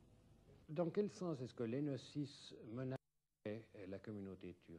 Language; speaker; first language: French; native; French